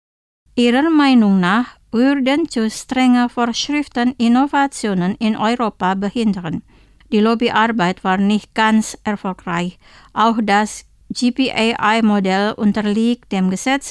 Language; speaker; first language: German; non-native, fluent; Indonesian